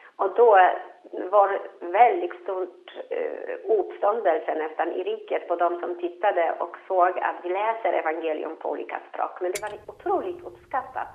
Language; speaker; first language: Swedish; non-native, fluent; Polish